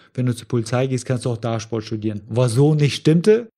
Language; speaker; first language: German; early bilingual, other home language; Russian